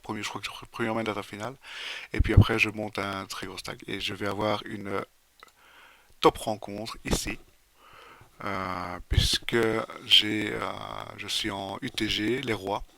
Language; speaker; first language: French; native; French